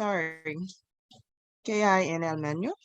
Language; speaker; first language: Spanish; non-native, learner; English